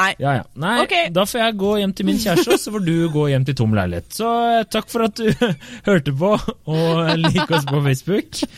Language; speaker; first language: Norwegian; native; Norwegian